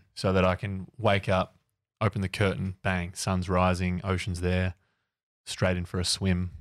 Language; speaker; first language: English; native; English